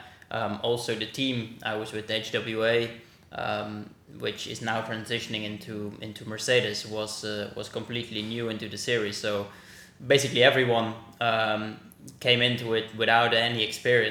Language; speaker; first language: English; non-native, fluent; Dutch